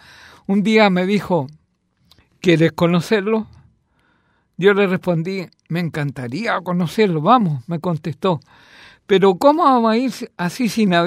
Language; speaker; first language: Spanish; native; Spanish